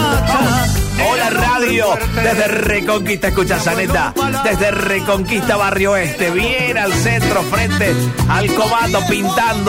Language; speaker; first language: Spanish; native; Spanish